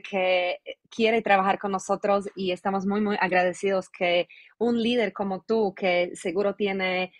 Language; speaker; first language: Spanish; non-native, fluent; Slovak